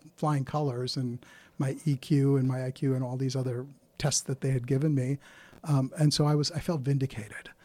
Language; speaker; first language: English; early bilingual, other home language; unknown